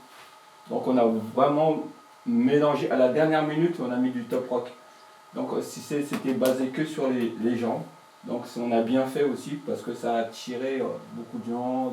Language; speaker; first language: French; native; French